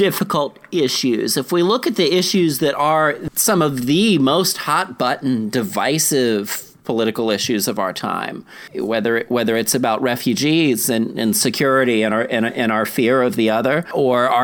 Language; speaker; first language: English; native; English